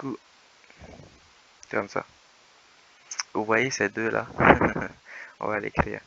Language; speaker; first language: French; native; French